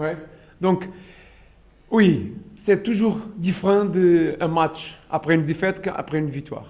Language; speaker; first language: French; non-native, fluent; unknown